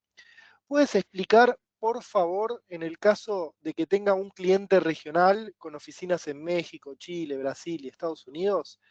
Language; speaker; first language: Spanish; native; Spanish